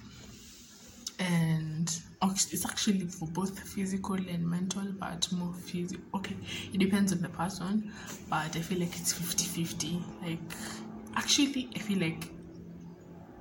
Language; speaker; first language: English; non-native, local second language; Swahili